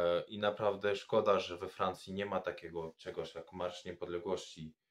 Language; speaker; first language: Polish; non-native, fluent; French